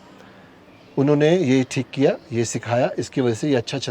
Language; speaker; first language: Hindi; native; Hindi